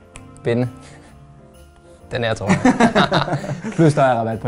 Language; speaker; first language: Danish; native; Danish